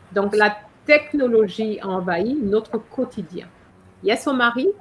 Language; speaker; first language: French; non-native, fluent; English